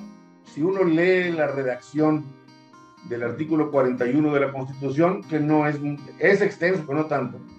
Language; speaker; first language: Spanish; native; Spanish